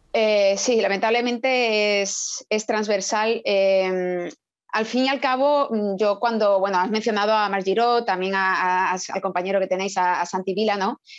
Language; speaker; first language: Spanish; native; Spanish